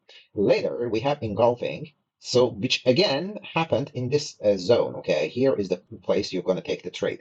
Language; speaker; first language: English; non-native, fluent; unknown